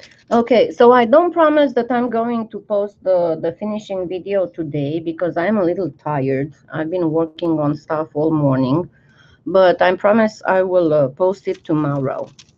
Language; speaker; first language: English; non-native, fluent; Romanian